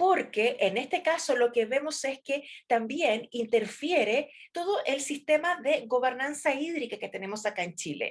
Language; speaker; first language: Spanish; native; Spanish